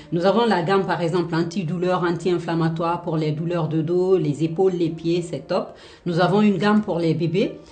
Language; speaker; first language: French; non-native, local second language; Fula